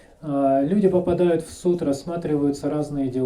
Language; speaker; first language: Russian; native; Russian